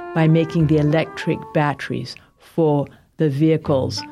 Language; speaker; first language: English; native; English